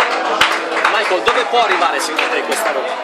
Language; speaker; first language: Italian; native; Italian